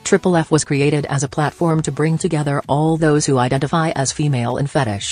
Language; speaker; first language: English; native; English